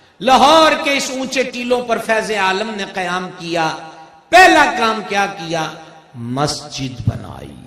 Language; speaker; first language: Urdu; non-native, local second language; Punjabi